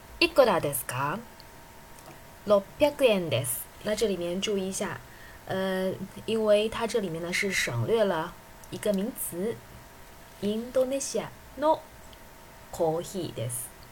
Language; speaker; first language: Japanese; non-native, fluent; Chinese